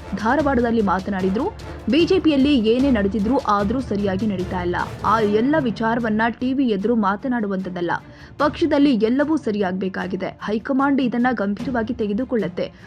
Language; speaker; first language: Kannada; native; Kannada